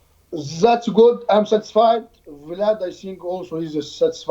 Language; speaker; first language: English; non-native, learner; Arabic